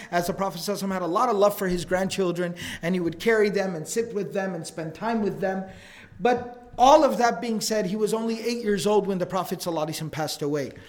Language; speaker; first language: English; native; English